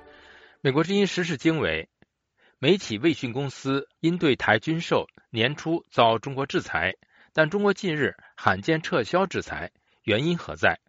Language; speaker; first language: Chinese; native; Chinese